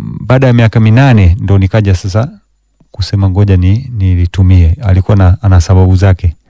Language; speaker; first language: Swahili; early bilingual, other home language; Danish